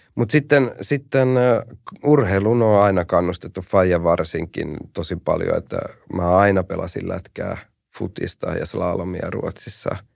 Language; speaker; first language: Finnish; early bilingual, heritage; Finnish